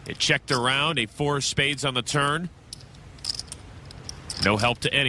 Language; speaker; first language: English; native; English